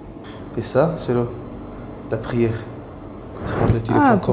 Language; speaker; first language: French; non-native, learner; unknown